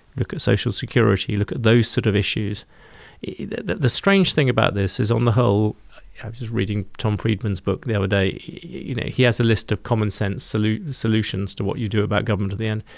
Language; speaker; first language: English; native; English